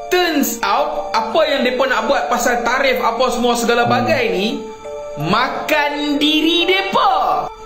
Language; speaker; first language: Malay; native; Malay